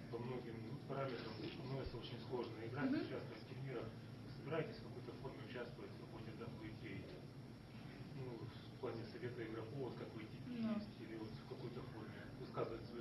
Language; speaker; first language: Russian; native; Russian